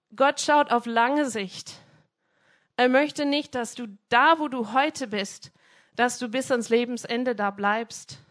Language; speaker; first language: German; non-native, fluent; English